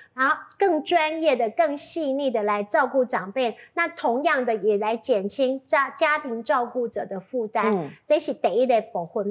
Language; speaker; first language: Chinese; native; Chinese